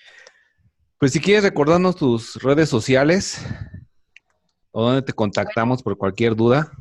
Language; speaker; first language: Spanish; native; Spanish